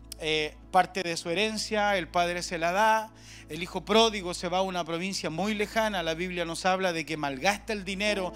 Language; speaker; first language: Spanish; native; Spanish